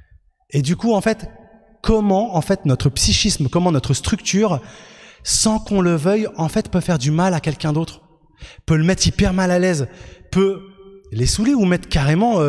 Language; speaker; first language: French; native; French